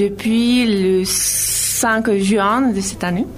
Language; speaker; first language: French; non-native, fluent; Spanish